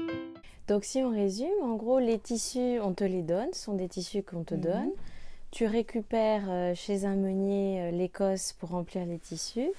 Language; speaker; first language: French; native; French